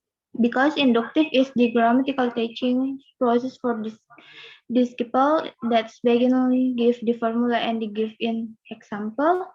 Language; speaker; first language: English; non-native, learner; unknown